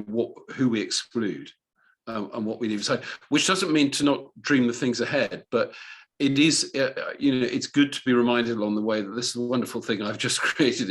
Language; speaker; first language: English; native; English